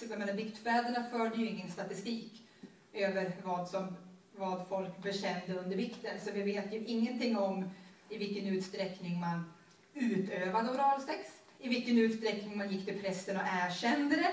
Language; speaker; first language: Swedish; native; Swedish